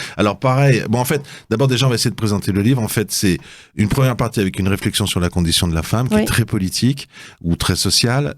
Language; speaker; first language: French; native; French